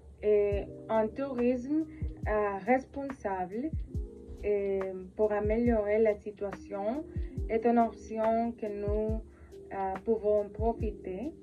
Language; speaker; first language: French; non-native, learner; Spanish